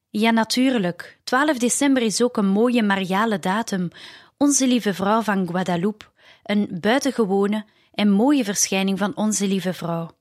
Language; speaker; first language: Dutch; native; Dutch